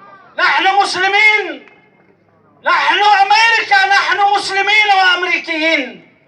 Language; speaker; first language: Arabic; non-native, fluent; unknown